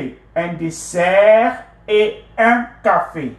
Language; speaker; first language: French; non-native, fluent; English